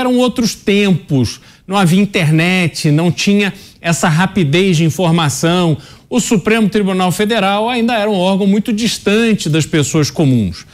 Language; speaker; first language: Portuguese; native; Portuguese